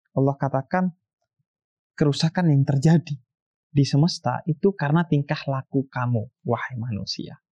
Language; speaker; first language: Indonesian; native; Indonesian